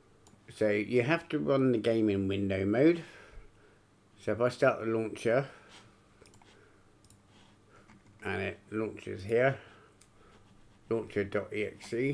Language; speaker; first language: English; native; English